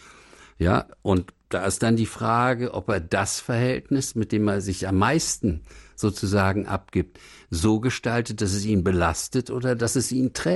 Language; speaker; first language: German; native; German